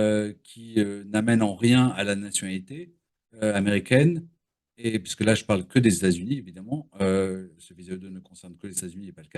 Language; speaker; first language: French; native; French